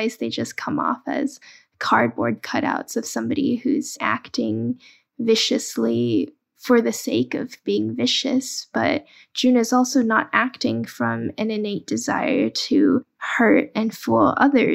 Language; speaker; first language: English; early bilingual, other home language; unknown